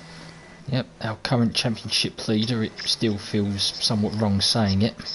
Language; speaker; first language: English; native; English